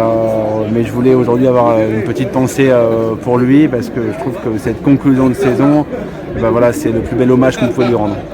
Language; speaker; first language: French; native; French